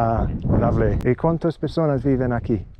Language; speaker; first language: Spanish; non-native, fluent; English